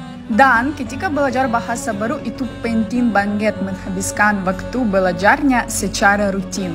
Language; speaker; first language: Indonesian; non-native, fluent; Ukrainian